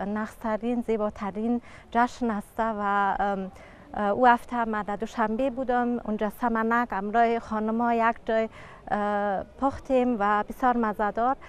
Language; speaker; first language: Persian; early bilingual, heritage; Persian